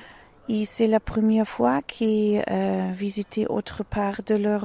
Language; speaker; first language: French; non-native, learner; German